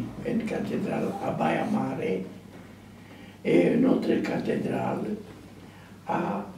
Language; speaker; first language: French; non-native, learner; Romanian